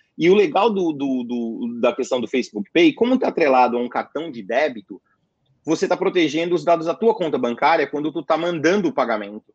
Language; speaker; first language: Portuguese; native; Portuguese